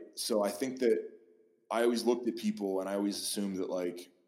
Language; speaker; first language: English; native; English